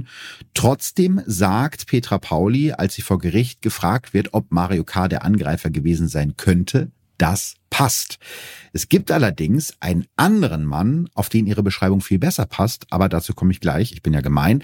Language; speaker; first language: German; native; German